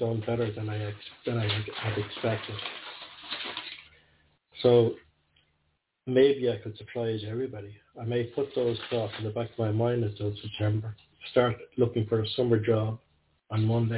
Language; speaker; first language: English; native; English